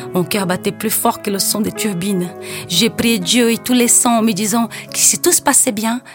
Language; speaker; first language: French; non-native, fluent; Portuguese